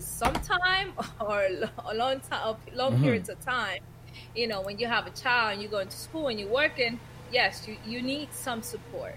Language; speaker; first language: English; non-native, fluent; Spanish